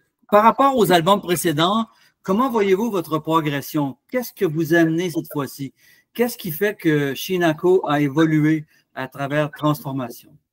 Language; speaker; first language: French; native; French